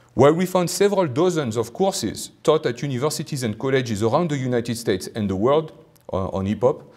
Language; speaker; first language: English; non-native, fluent; French